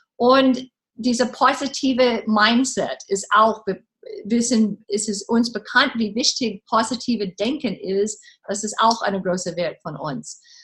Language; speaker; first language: German; non-native, learner; English